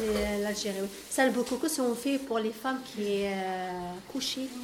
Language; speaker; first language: French; non-native, learner; Arabic